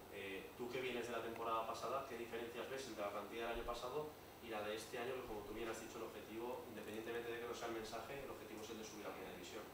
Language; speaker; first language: Spanish; native; Spanish